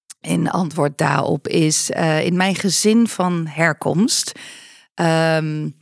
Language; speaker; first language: Dutch; non-native, fluent; English